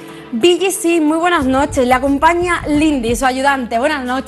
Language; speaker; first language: Spanish; native; Spanish